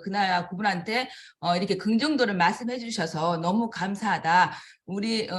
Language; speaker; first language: Korean; native; Korean